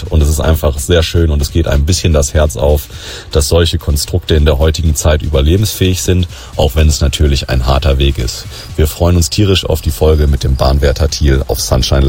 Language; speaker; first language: German; native; German